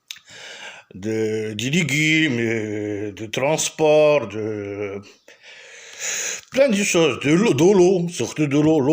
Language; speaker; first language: French; non-native, local second language; Arabic